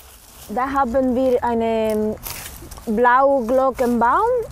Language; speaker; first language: German; non-native, learner; Dutch